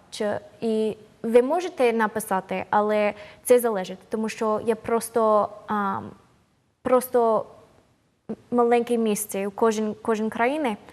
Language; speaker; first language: Ukrainian; non-native, learner; English